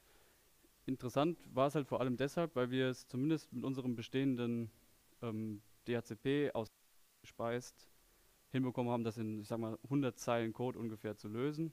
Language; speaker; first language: German; native; German